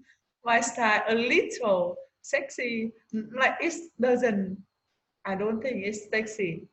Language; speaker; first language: English; non-native, learner; Vietnamese